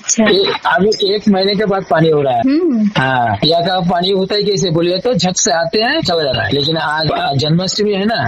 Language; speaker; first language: Hindi; native; Hindi